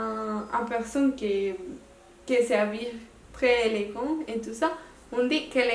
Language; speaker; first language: French; non-native, local second language; Spanish